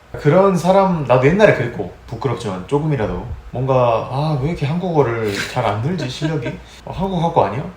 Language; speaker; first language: Korean; native; Korean